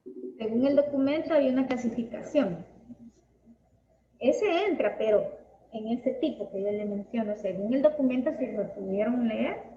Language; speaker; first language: Spanish; native; Spanish